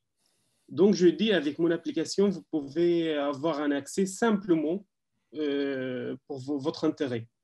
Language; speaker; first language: French; non-native, learner; Arabic